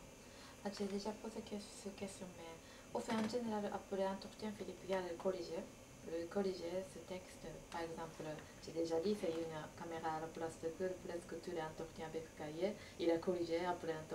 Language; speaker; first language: French; non-native, learner; Japanese